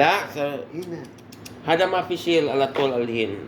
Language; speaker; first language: Arabic; non-native, learner; Filipino